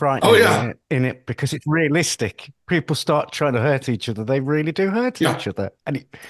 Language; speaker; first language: English; native; English